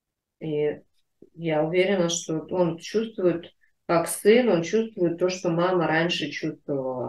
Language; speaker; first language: Russian; native; Russian